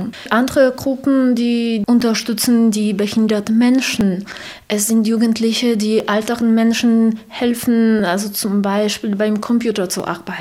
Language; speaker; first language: German; non-native, fluent; Polish